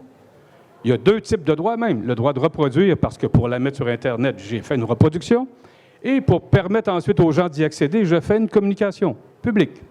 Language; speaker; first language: French; native; French